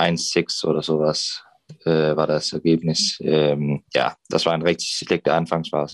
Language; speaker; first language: German; non-native, fluent; Danish